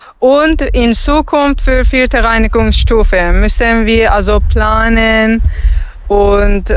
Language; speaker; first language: German; non-native, learner; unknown